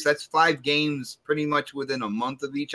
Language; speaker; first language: English; native; English